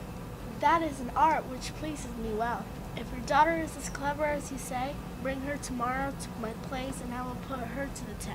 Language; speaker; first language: English; native; English